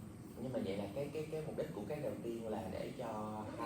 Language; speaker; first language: Vietnamese; native; Vietnamese